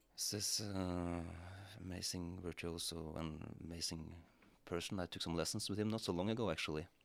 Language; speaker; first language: English; non-native, fluent; Norwegian